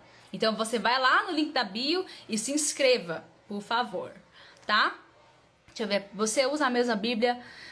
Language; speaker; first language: Portuguese; native; Portuguese